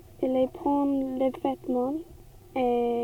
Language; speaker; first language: French; non-native, learner; English